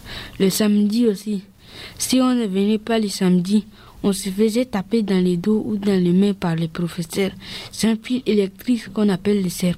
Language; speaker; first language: French; early bilingual, other home language; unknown